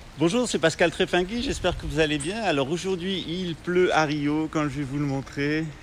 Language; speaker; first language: French; native; French